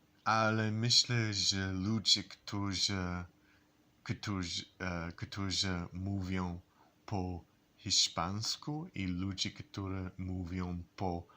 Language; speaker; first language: Polish; non-native, learner; English